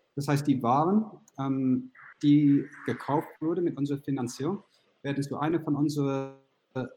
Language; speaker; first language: German; non-native, fluent; English